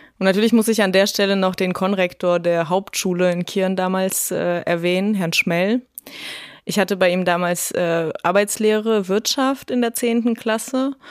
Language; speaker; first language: German; early bilingual, other home language; Russian